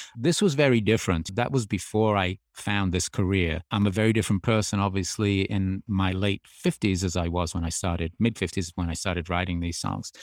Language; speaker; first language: English; native; English